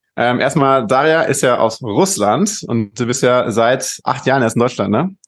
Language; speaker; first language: German; native; German